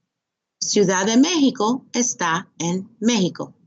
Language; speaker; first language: Spanish; non-native, fluent; English